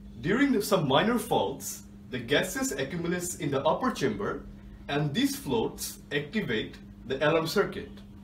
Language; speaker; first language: English; non-native, local second language; Bangla